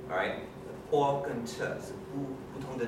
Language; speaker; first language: Chinese; non-native, fluent; English